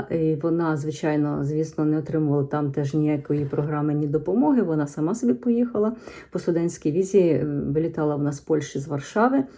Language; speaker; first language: Ukrainian; native; Ukrainian